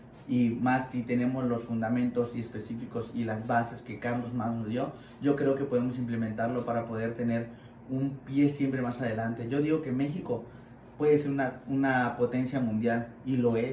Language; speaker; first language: Spanish; native; Spanish